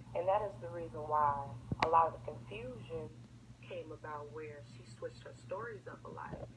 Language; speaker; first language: English; native; English